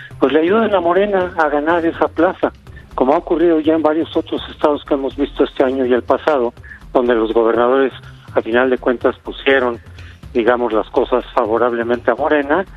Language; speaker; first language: Spanish; native; Spanish